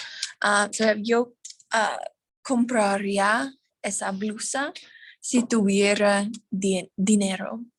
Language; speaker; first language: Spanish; non-native, fluent; English